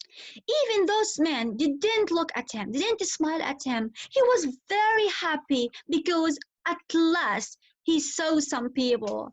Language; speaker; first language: English; non-native, fluent; Arabic